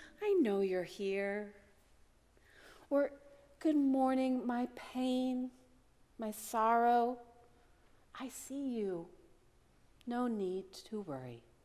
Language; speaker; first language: English; native; English